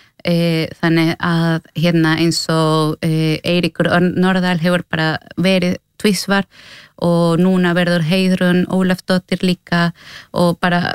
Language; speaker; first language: Icelandic; non-native, learner; Spanish